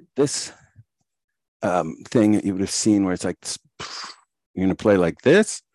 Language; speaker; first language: English; native; English